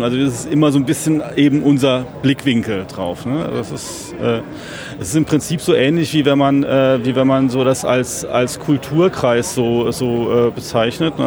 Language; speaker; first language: German; native; German